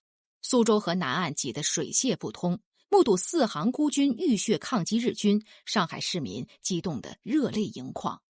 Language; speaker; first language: Chinese; native; Chinese